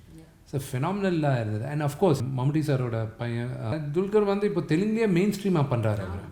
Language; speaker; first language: Tamil; non-native, local second language; Telugu